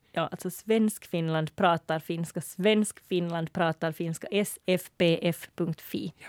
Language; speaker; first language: Swedish; native; Swedish